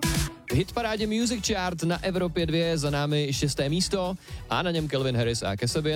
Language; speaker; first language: Czech; native; Czech